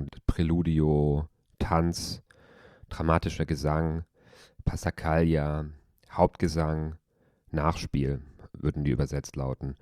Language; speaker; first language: German; native; German